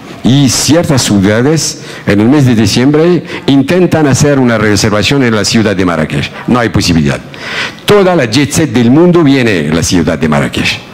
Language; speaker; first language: Spanish; non-native, fluent; Arabic